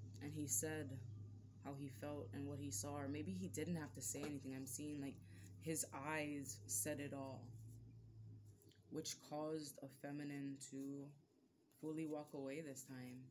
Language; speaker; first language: English; native; English